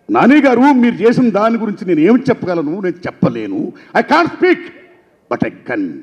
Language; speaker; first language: Telugu; native; Telugu